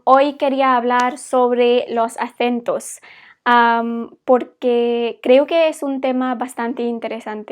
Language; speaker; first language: Spanish; non-native, fluent; English